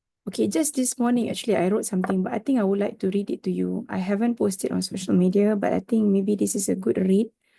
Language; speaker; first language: English; non-native, local second language; Malay